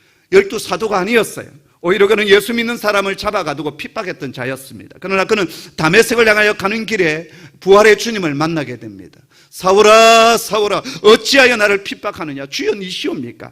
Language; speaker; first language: Korean; native; Korean